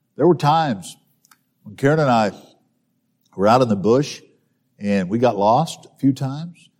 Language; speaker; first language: English; native; English